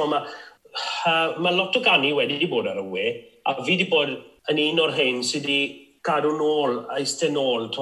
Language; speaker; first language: Welsh; native; Welsh